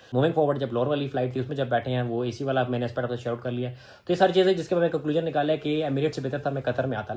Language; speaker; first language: Urdu; native; Urdu